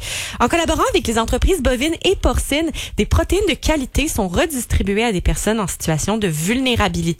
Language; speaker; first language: French; native; French